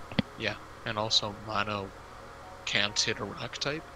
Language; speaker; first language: English; native; English